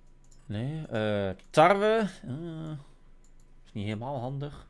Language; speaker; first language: Dutch; native; Dutch